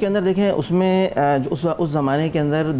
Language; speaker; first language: Urdu; native; Urdu